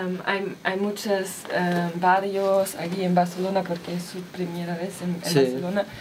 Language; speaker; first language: Spanish; non-native, learner; German